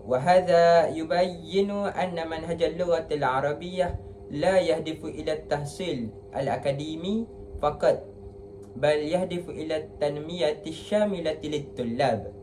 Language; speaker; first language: Arabic; non-native, learner; Malay